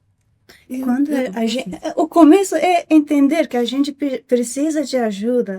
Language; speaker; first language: Portuguese; non-native, fluent; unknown